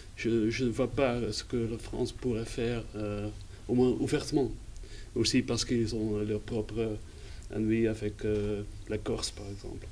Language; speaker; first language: French; non-native, fluent; Dutch